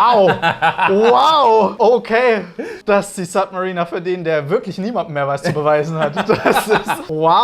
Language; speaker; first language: German; native; German